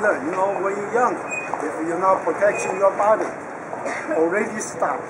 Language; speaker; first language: English; non-native, learner; Chinese